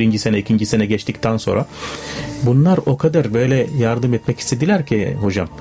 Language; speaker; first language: Turkish; non-native, fluent; Arabic